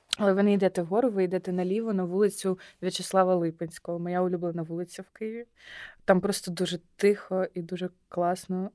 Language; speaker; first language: Ukrainian; non-native, local second language; Russian